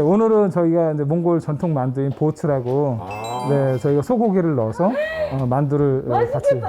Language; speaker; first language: Korean; native; Korean